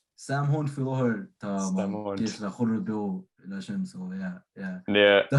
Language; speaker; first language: Irish; native; Irish